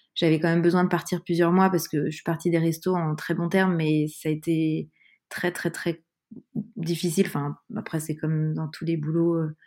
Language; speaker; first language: French; native; French